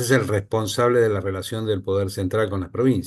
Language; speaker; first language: Spanish; native; Spanish